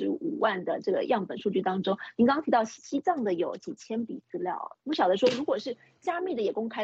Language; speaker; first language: Chinese; native; Chinese